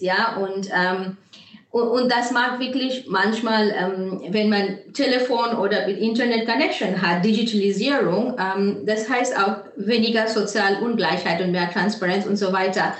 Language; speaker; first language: German; non-native, fluent; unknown